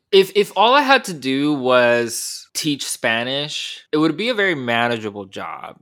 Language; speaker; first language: English; early bilingual, other home language; Spanish